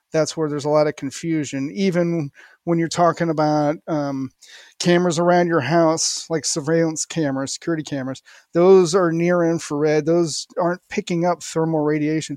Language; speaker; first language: English; native; English